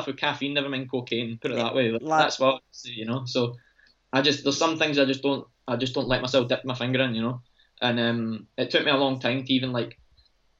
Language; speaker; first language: English; native; English